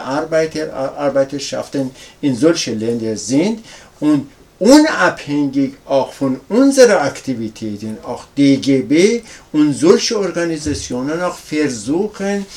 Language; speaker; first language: German; non-native, learner; Persian